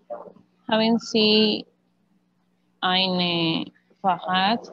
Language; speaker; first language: German; non-native, learner; Spanish